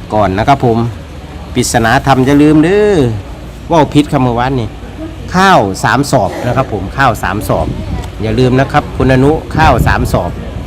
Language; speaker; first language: Thai; native; Thai